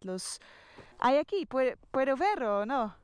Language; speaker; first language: Spanish; non-native, learner; Dutch